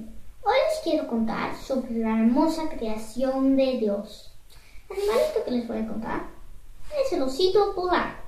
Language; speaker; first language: Spanish; early bilingual, heritage; Spanish